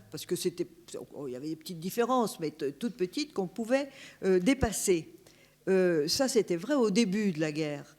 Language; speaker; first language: French; native; French